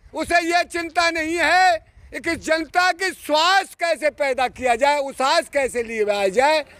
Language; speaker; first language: Hindi; native; Hindi